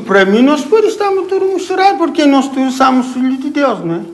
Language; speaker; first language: Portuguese; non-native, local second language; Kabuverdianu